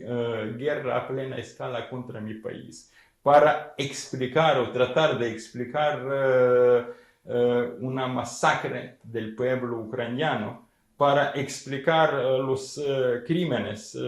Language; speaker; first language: Spanish; non-native, fluent; Ukrainian